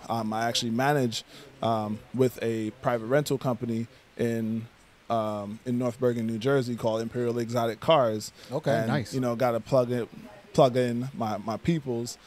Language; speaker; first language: English; native; English